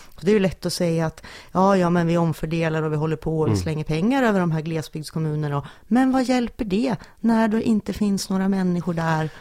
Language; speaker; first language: Swedish; native; Swedish